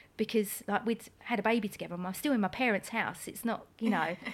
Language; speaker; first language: English; native; English